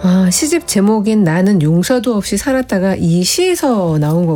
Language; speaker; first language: Korean; native; Korean